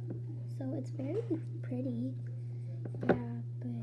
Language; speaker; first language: English; native; English